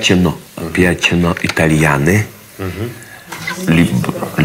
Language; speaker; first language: Italian; non-native, learner; Russian